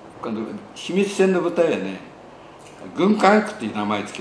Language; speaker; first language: Japanese; native; Japanese